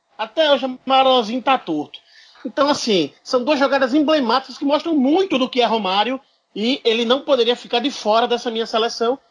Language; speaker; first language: Portuguese; native; Portuguese